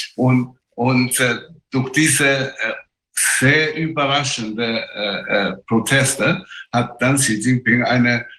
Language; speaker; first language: German; non-native, fluent; Chinese